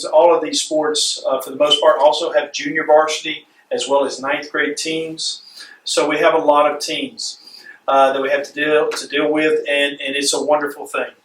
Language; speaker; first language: English; native; English